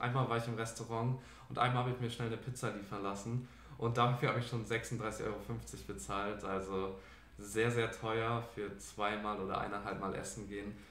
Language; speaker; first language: German; native; German